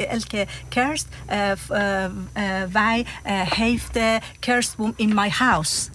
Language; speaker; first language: Dutch; non-native, learner; Persian